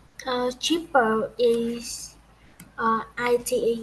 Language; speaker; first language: English; non-native, learner; Vietnamese